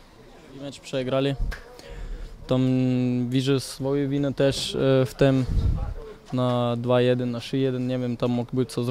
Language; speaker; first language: Polish; non-native, learner; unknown